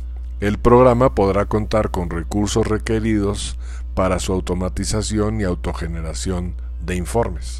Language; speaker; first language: Spanish; native; Spanish